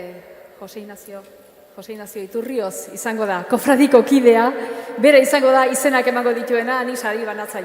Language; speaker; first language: Basque; native; Basque